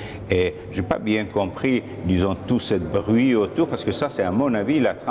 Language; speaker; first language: French; non-native, fluent; Armenian